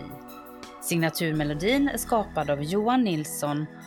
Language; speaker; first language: Swedish; native; Swedish